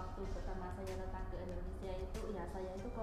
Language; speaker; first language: Indonesian; non-native, fluent; Khmer